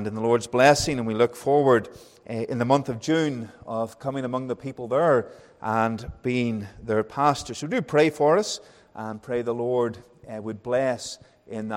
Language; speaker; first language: English; native; English